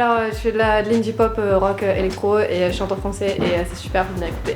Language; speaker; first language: French; native; French